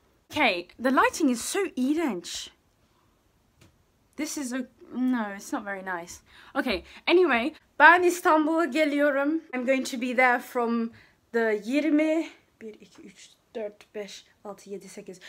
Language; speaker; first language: English; early bilingual, other home language; Turkish